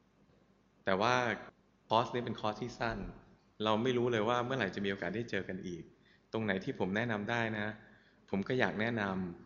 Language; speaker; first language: Thai; native; Thai